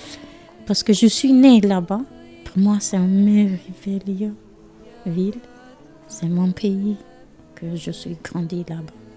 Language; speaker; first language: French; non-native, learner; Albanian